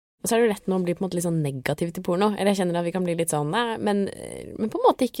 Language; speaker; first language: Norwegian; native; Norwegian